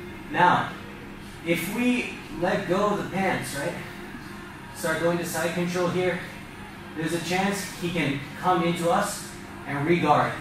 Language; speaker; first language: English; native; English